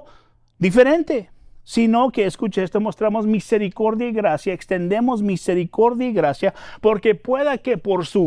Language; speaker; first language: Spanish; native; Spanish